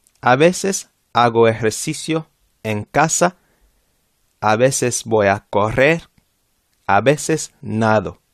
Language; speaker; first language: Spanish; non-native, fluent; English